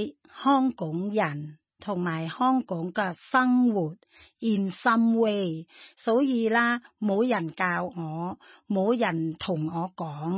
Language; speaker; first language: Chinese; non-native, fluent; Thai